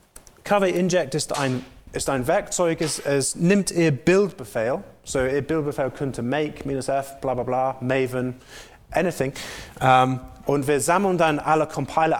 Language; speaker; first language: German; non-native, fluent; English